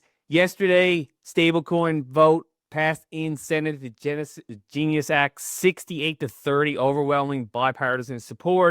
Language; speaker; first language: English; native; English